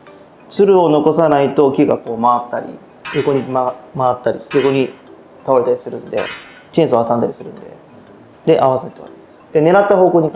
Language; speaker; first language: Japanese; native; Japanese